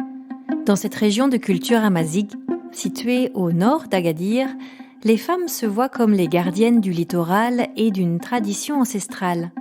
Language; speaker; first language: French; native; French